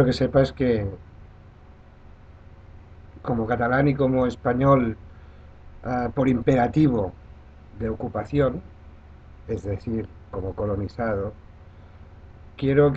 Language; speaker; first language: Spanish; non-native, local second language; Catalan